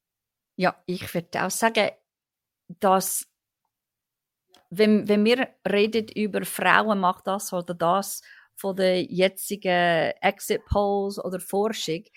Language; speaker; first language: German; non-native, fluent; English